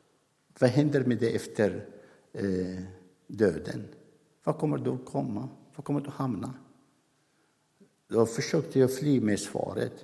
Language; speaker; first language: Swedish; non-native, fluent; Arabic